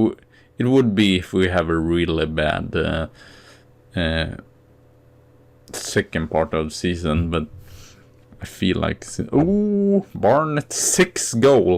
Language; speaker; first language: English; non-native, fluent; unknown